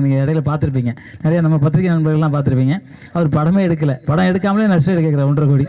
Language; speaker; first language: Tamil; native; Tamil